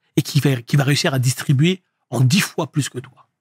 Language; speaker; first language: French; native; French